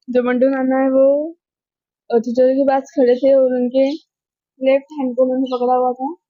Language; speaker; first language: Hindi; non-native, local second language; Marathi